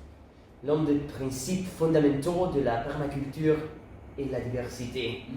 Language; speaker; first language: French; non-native, learner; Italian